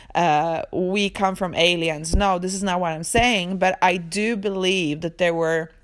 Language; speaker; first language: English; early bilingual, other home language; Swedish